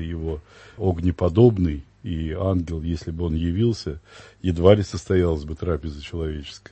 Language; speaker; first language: Russian; native; Russian